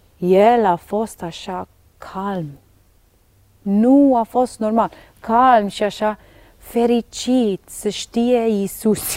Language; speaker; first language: Romanian; non-native, learner; Dutch